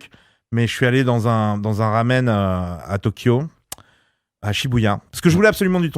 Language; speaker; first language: French; native; French